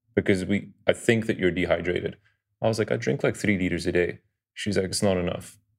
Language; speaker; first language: English; early bilingual, other home language; Dutch